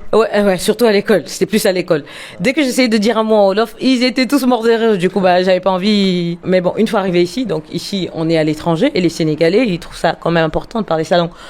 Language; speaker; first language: French; non-native, local second language; Lingala